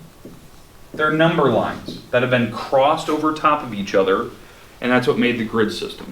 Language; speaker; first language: English; native; English